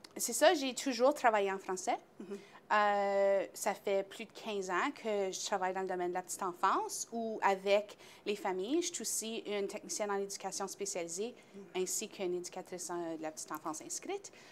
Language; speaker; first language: French; native; French